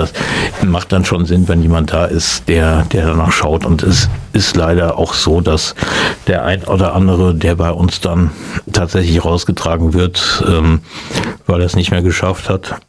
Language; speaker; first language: German; native; German